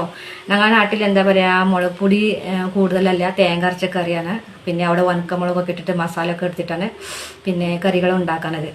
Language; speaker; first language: Malayalam; non-native, local second language; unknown